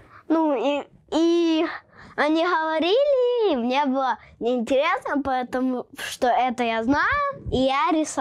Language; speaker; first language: Ukrainian; non-native, local second language; Russian